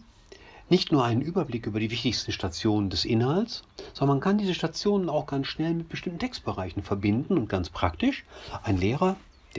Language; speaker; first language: German; native; German